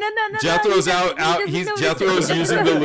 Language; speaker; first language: English; native; English